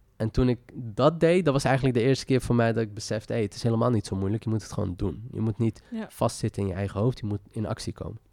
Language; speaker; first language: Dutch; early bilingual, other home language; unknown